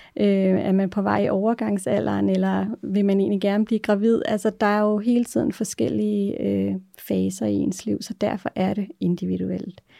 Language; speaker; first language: Danish; native; Danish